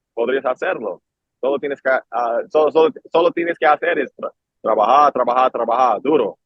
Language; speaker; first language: Spanish; non-native, learner; English